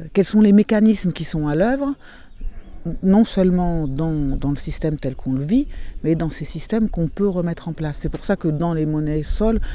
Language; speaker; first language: French; non-native, fluent; Portuguese